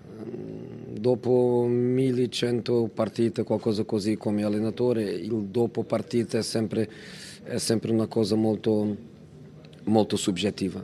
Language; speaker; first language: Italian; non-native, fluent; Portuguese